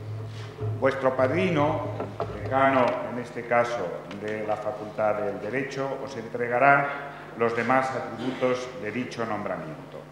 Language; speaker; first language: Spanish; native; Spanish